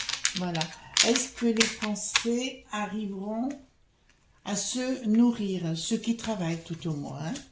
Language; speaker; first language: French; native; French